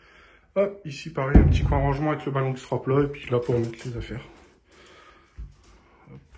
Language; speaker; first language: French; native; French